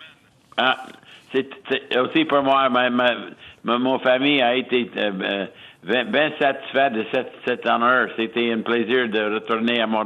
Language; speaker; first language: French; non-native, fluent; English